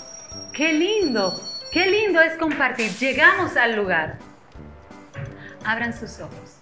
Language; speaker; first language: Spanish; native; Spanish